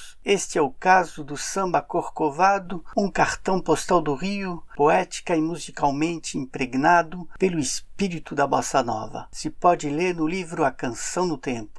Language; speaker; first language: Portuguese; non-native, fluent; French